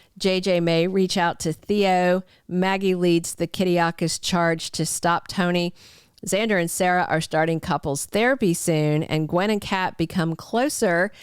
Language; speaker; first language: English; native; English